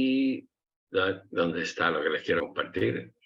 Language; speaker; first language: Spanish; native; Spanish